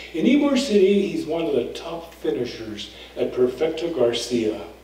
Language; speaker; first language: English; early bilingual, other home language; Spanish